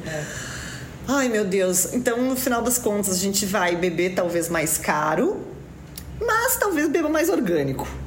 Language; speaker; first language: Portuguese; native; Portuguese